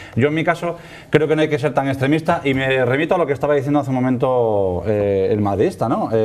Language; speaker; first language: Spanish; native; Spanish